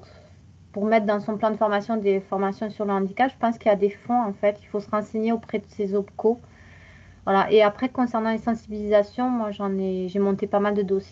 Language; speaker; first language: French; native; French